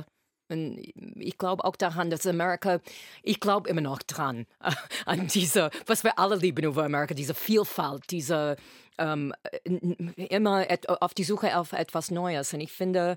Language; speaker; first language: German; non-native, fluent; English